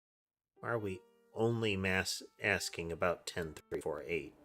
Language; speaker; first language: English; native; English